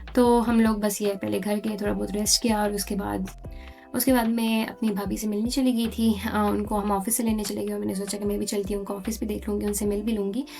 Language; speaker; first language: Urdu; native; Urdu